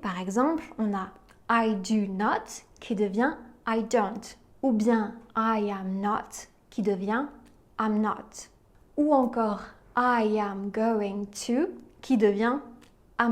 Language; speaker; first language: French; native; French